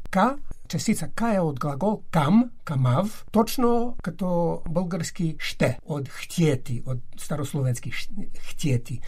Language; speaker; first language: Bulgarian; non-native, fluent; English